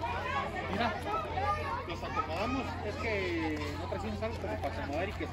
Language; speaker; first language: Spanish; native; Spanish